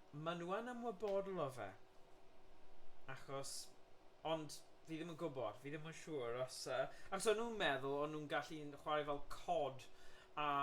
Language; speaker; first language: Welsh; native; Welsh